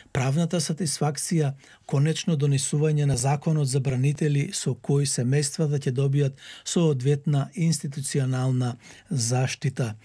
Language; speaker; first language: Macedonian; native; Macedonian